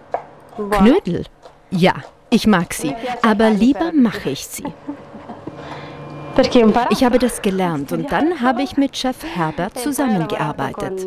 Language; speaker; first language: German; non-native, fluent; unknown